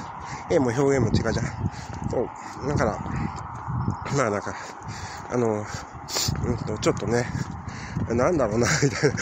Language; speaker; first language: Japanese; native; Japanese